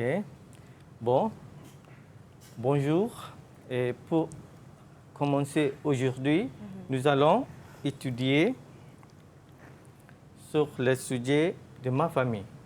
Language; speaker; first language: French; non-native, fluent; Malay